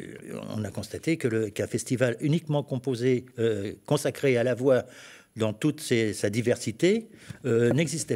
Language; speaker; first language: French; native; French